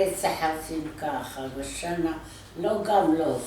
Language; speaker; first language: Hebrew; non-native, learner; Arabic